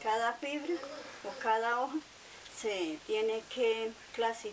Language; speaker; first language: Spanish; native; Spanish